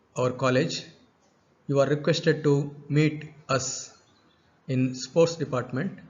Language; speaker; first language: English; non-native, local second language; Kannada